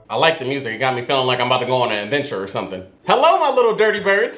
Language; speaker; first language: English; native; English